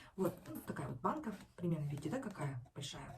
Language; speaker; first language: Russian; non-native, local second language; Kazakh